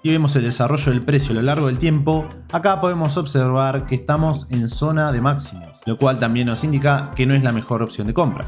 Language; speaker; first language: Spanish; native; Spanish